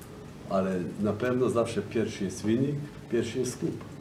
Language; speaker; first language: Polish; non-native, fluent; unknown